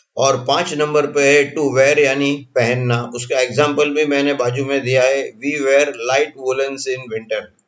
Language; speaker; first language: Hindi; non-native, local second language; Gujarati